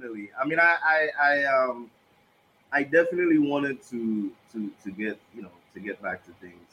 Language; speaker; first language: English; non-native, local second language; Krio